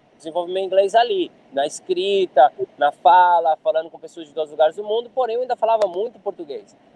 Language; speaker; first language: Portuguese; native; Portuguese